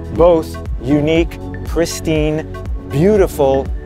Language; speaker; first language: English; native; English